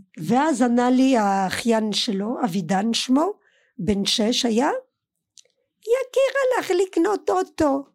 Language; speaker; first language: Hebrew; non-native, fluent; French